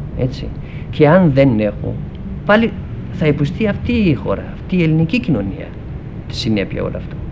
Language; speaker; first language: Greek; non-native, fluent; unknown